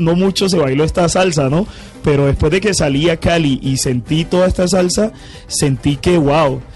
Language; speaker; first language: Spanish; native; Spanish